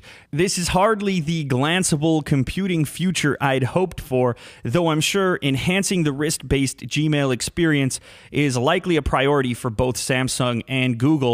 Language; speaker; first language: English; native; English